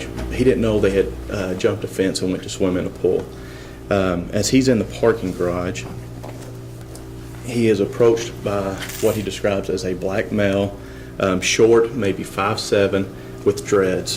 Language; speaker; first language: English; native; English